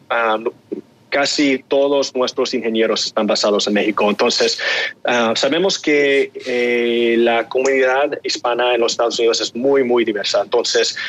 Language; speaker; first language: Spanish; early bilingual, heritage; Spanish